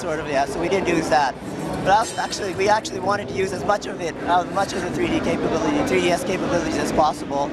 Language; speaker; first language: English; non-native, fluent; Japanese